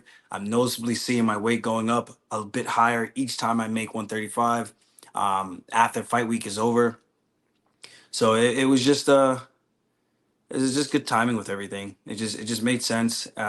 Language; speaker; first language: English; native; English